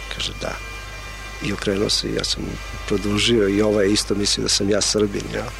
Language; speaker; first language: Serbian; non-native, local second language; Albanian